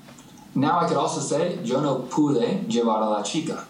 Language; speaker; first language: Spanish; non-native, fluent; English